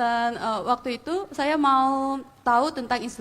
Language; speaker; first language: Indonesian; non-native, fluent; Korean